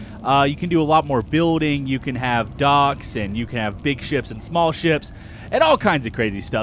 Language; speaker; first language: English; native; English